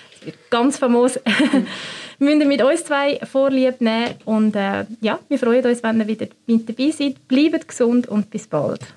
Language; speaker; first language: German; native; German